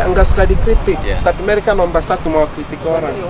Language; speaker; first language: Indonesian; non-native, fluent; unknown